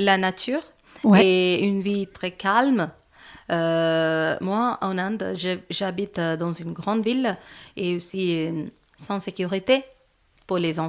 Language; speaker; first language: French; non-native, learner; Malayalam